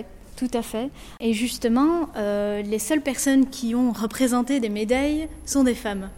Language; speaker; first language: French; native; French